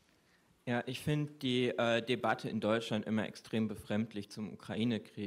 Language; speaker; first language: German; early bilingual, other home language; Croatian